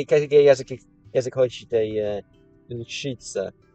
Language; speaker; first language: Russian; non-native, learner; English